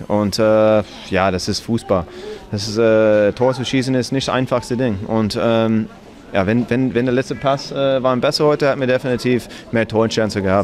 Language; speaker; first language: German; non-native, fluent; English